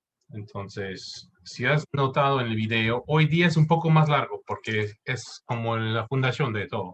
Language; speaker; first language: Spanish; non-native, fluent; English